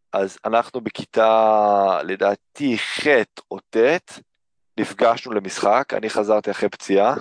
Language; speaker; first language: Hebrew; early bilingual, other home language; English